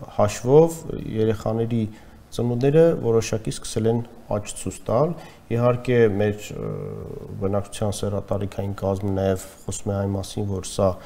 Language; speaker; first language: Armenian; native; Armenian